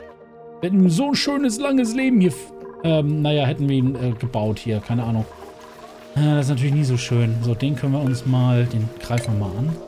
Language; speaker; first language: German; native; German